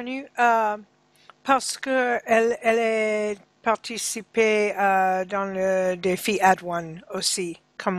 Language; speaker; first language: French; non-native, learner; English